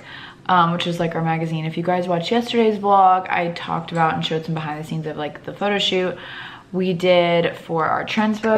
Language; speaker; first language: English; native; English